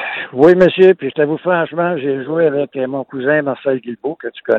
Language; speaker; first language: French; native; French